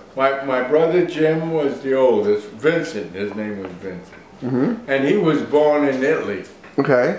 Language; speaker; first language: English; native; English